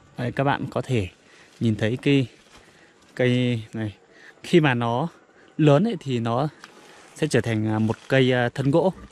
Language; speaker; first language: Vietnamese; non-native, local second language; Iu Mien